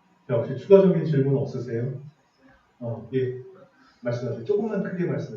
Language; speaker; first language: Korean; native; Korean